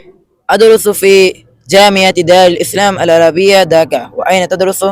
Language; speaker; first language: Arabic; non-native, learner; Bangla